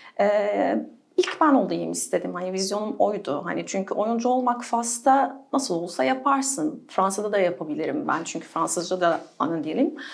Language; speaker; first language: Turkish; non-native, fluent; Arabic